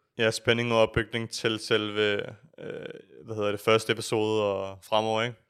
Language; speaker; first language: Danish; early bilingual, other home language; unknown